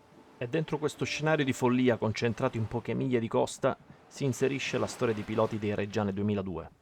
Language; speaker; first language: Italian; native; Italian